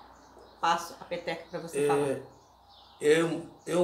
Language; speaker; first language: Portuguese; native; Portuguese